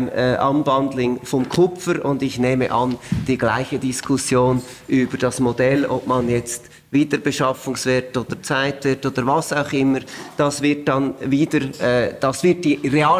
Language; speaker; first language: German; native; German